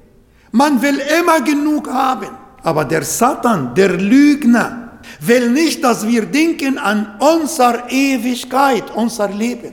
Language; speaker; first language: German; non-native, learner; Arabic